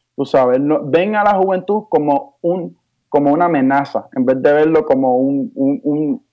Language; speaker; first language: Spanish; native; Spanish